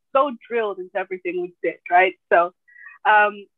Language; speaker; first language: English; early bilingual, other home language; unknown